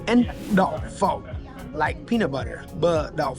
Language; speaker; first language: Vietnamese; non-native, learner; English